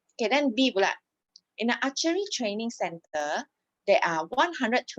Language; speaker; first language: English; non-native, local second language; Malay